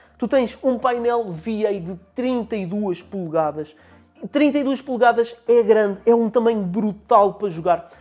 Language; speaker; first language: Portuguese; native; Portuguese